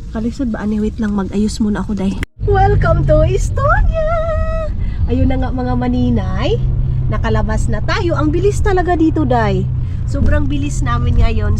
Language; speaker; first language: Filipino; non-native, local second language; Cebuano